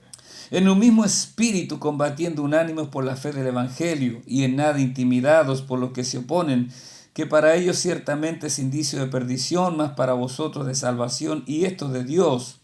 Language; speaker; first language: Spanish; native; Spanish